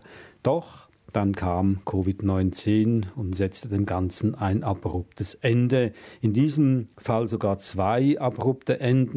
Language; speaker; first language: German; native; German